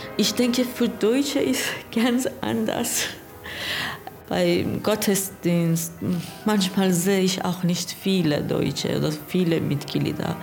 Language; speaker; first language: German; non-native, learner; Persian